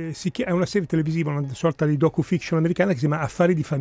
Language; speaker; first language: Italian; native; Italian